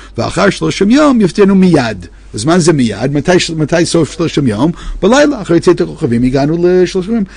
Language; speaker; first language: Hebrew; non-native, fluent; English